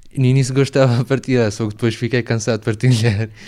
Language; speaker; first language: Portuguese; non-native, learner; Arabic